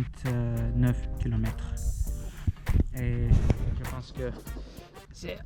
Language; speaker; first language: French; non-native, learner; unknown